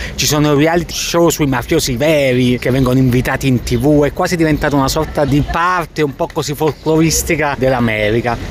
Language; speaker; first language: Italian; native; Italian